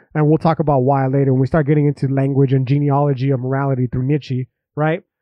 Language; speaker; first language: English; native; English